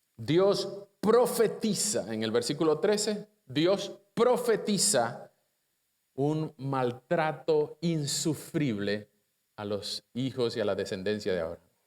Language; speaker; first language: Spanish; native; Spanish